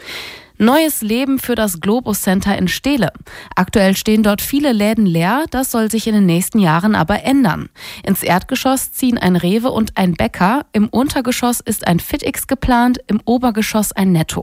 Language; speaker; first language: German; native; German